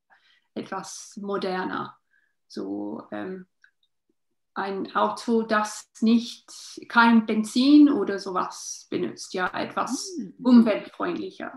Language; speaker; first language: German; non-native, learner; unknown